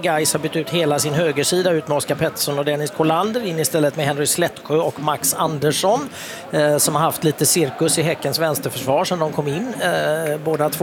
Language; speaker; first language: Swedish; native; Swedish